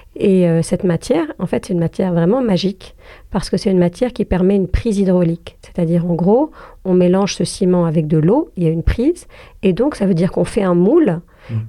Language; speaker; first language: French; non-native, local second language; Arabic